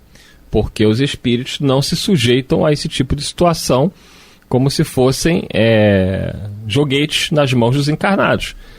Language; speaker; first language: Portuguese; native; Portuguese